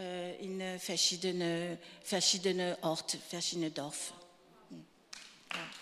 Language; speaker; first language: German; non-native, fluent; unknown